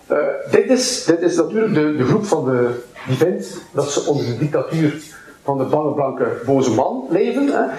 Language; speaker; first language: Dutch; native; Dutch